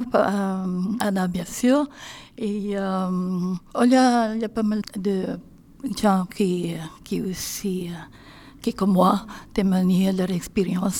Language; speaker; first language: French; non-native, learner; Filipino